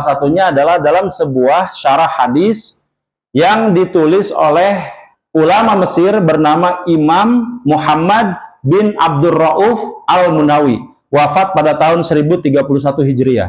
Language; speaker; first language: Indonesian; non-native, local second language; Sundanese